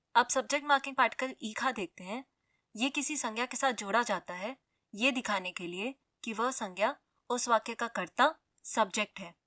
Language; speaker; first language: Hindi; native; Hindi